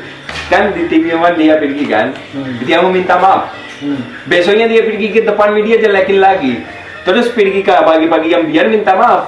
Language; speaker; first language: Indonesian; non-native, fluent; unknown